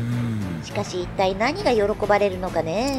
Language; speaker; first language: Japanese; native; Japanese